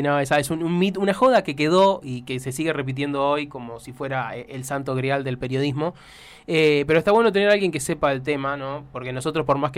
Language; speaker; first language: Spanish; native; Spanish